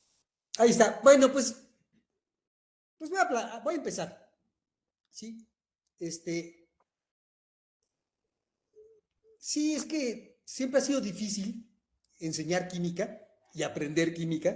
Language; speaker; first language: Spanish; native; Spanish